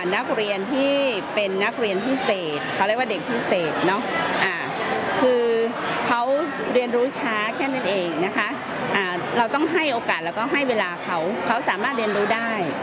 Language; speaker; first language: Thai; native; Thai